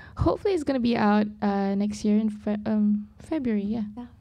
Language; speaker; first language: English; non-native, local second language; Malay